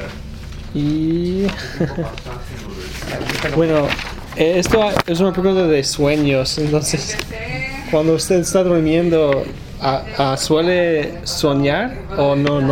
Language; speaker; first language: Spanish; early bilingual, other home language; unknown